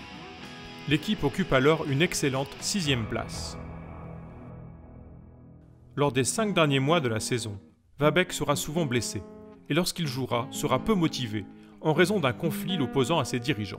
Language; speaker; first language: French; native; French